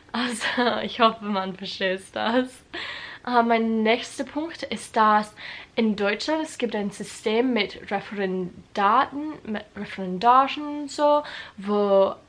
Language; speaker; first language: German; non-native, learner; English